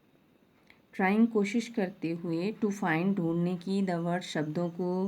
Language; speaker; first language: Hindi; native; Hindi